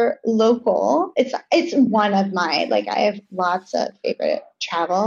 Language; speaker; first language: English; native; English